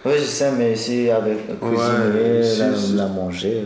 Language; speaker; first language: French; non-native, learner; Persian